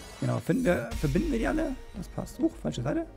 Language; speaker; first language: German; native; German